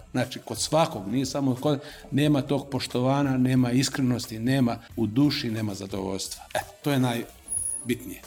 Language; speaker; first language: Serbian; non-native, local second language; Macedonian